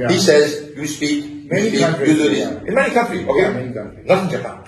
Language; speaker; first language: English; non-native, fluent; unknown